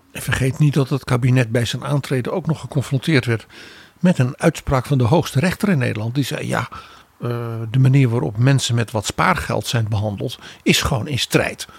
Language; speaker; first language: Dutch; native; Dutch